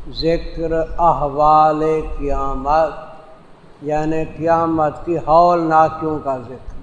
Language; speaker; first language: Urdu; non-native, local second language; Saraiki